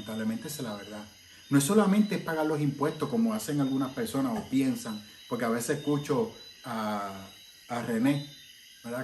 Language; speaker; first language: Spanish; native; Spanish